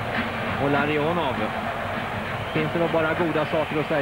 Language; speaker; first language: Swedish; native; Swedish